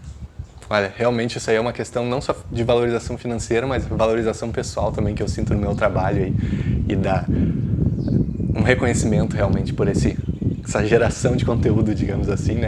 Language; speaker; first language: Portuguese; native; Portuguese